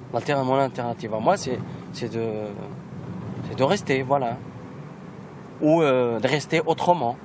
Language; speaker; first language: French; non-native, local second language; Kabyle